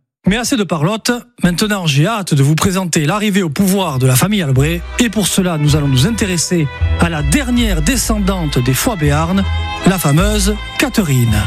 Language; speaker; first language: French; native; French